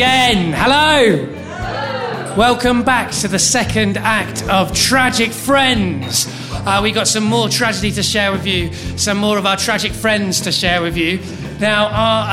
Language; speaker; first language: English; native; English